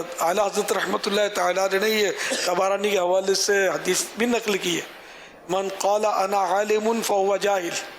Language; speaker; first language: Urdu; non-native, local second language; Memoni